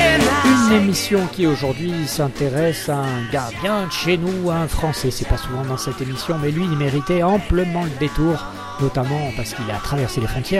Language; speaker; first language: French; native; French